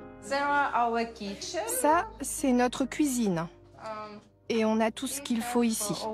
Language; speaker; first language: French; non-native, fluent; Romanian